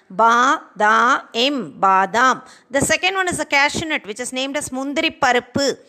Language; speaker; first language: English; non-native, local second language; Tamil